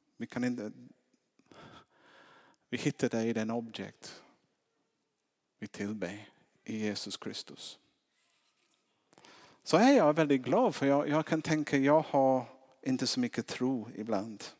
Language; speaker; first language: Swedish; non-native, fluent; English